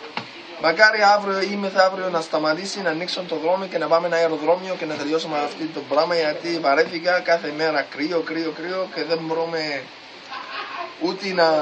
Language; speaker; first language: Greek; non-native, learner; Arabic